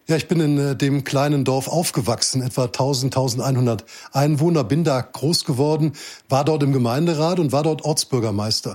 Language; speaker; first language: German; native; German